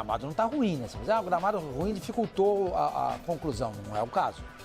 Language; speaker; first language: Portuguese; native; Portuguese